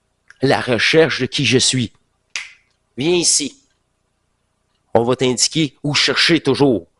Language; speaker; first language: French; native; French